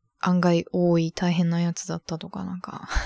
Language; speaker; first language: Japanese; native; Japanese